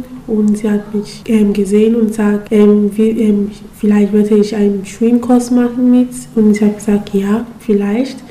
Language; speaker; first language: German; non-native, learner; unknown